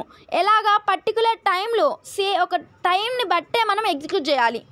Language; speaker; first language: Telugu; native; Telugu